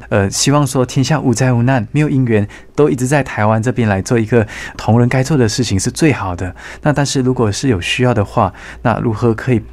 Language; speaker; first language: Chinese; native; Chinese